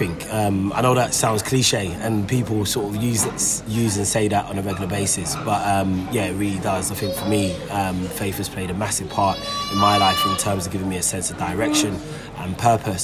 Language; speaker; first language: English; native; English